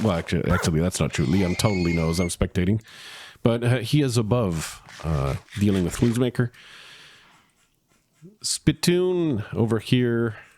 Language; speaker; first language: English; native; English